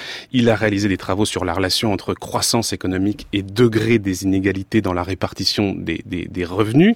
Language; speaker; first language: French; native; French